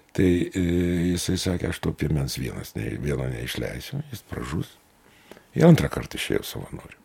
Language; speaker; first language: Lithuanian; native; Lithuanian